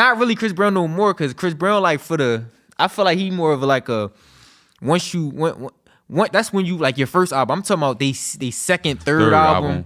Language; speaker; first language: English; native; English